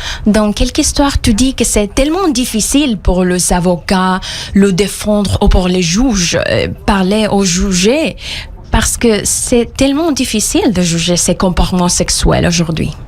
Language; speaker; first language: French; non-native, fluent; Spanish